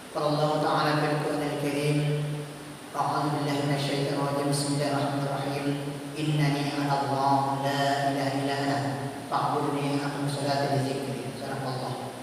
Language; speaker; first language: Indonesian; native; Indonesian